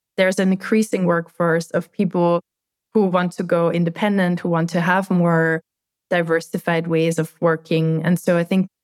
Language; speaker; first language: English; non-native, fluent; German